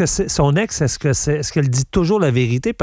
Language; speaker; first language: French; native; French